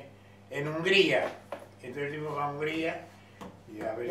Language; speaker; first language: Spanish; native; Spanish